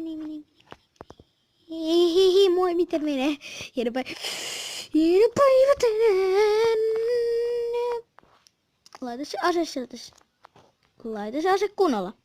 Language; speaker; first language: Finnish; native; Finnish